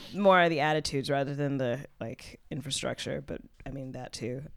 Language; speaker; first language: English; native; English